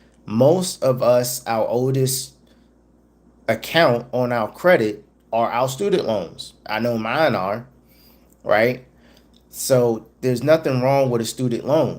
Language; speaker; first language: English; native; English